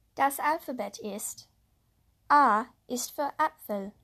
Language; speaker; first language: German; non-native, fluent; English